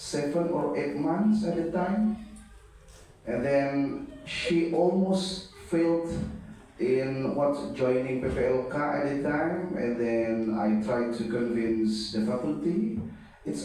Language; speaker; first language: English; non-native, fluent; Indonesian